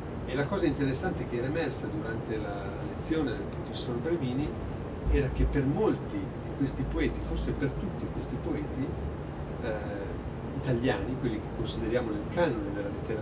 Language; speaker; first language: Italian; native; Italian